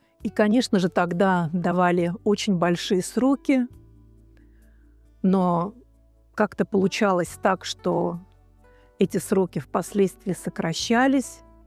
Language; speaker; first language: Russian; native; Russian